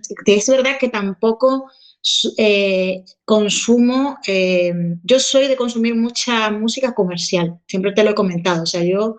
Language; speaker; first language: Spanish; native; Spanish